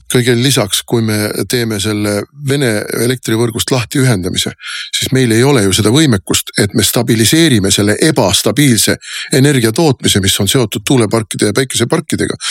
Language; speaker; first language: Estonian; native; Estonian